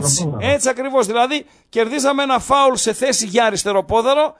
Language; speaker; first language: Greek; native; Greek